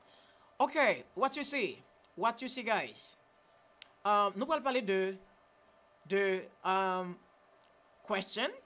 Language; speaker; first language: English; non-native, fluent; Haitian Creole